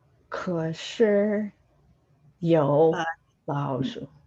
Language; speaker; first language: Chinese; non-native, fluent; English